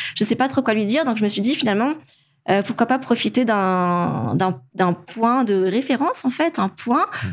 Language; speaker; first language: French; non-native, local second language; Malagasy